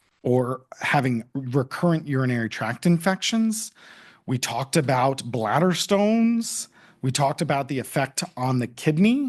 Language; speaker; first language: English; native; English